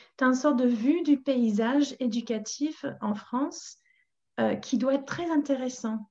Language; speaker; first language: French; non-native, fluent; English